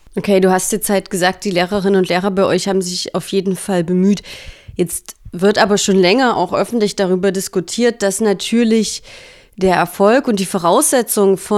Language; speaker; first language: German; native; German